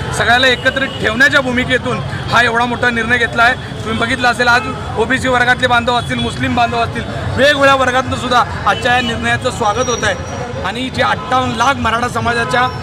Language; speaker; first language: Marathi; native; Marathi